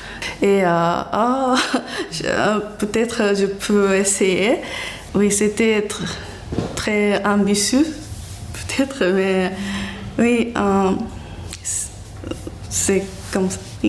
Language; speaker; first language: French; non-native, learner; Japanese